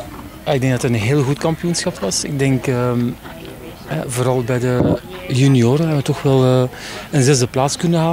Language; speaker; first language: Dutch; native; Dutch